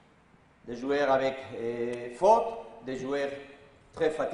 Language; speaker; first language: French; non-native, learner; Spanish